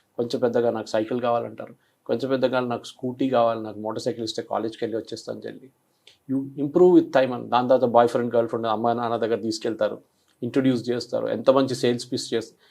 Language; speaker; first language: Telugu; non-native, local second language; Malayalam